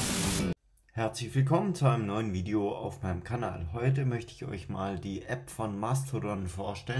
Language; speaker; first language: German; native; German